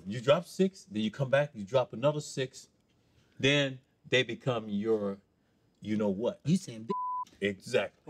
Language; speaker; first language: English; native; English